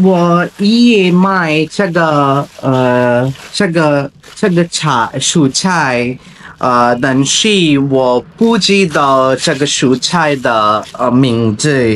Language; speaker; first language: Chinese; non-native, learner; Bangla